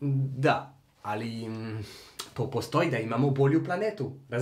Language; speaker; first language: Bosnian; non-native, learner; French